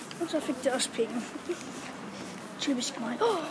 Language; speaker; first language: Danish; early bilingual, other home language; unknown